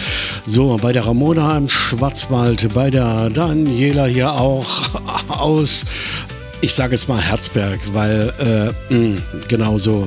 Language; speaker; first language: German; native; German